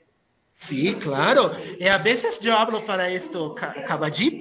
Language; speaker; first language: Spanish; non-native, learner; Portuguese